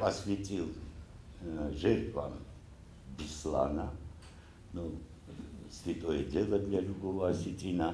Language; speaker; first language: Russian; non-native, local second language; Ossetic